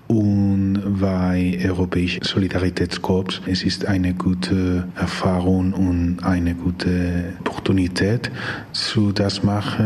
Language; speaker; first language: German; non-native, learner; Spanish